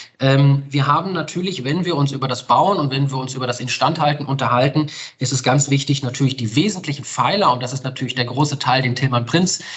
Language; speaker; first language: German; native; German